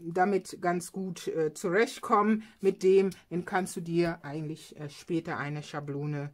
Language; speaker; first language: German; non-native, fluent; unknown